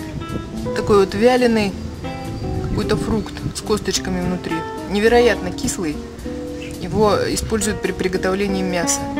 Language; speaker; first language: Russian; native; Russian